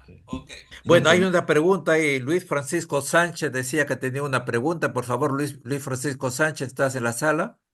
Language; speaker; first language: Spanish; native; Spanish